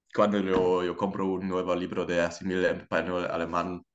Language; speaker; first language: Spanish; non-native, learner; German